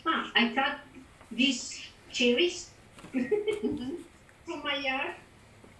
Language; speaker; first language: English; non-native, fluent; Macedonian